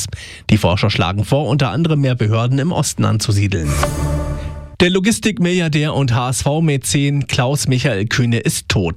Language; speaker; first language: German; native; German